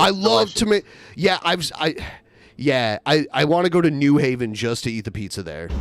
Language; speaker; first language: English; native; English